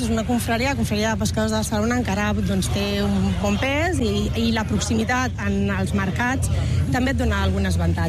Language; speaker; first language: Catalan; native; Catalan